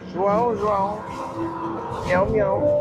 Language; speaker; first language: Portuguese; non-native, learner; German